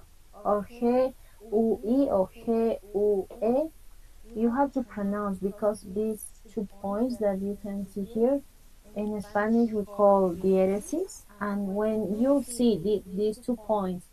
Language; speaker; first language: English; non-native, fluent; Spanish